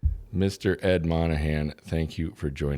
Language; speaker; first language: English; native; English